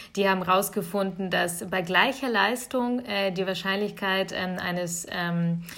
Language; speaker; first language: German; early bilingual, other home language; Russian